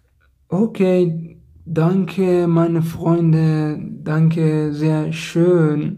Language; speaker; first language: German; non-native, learner; Persian